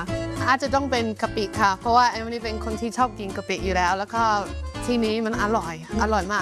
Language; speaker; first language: Thai; non-native, fluent; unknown